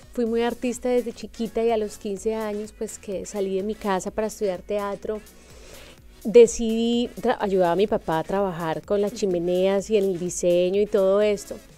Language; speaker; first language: Spanish; native; Spanish